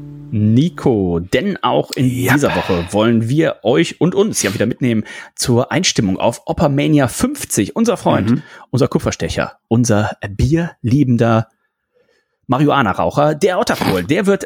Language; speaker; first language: German; native; German